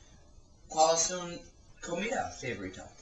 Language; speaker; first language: Spanish; non-native, learner; English